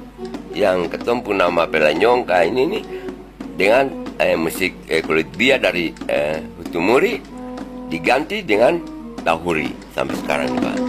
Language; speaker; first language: Indonesian; non-native, local second language; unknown